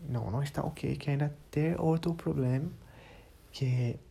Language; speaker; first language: Portuguese; non-native, learner; English